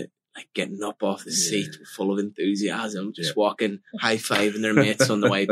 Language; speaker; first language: English; native; English